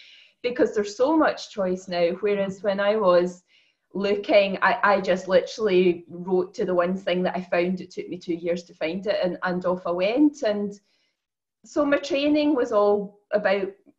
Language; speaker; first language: English; native; English